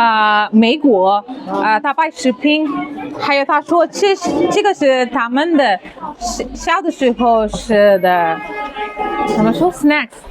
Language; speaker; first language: Chinese; non-native, learner; Tamil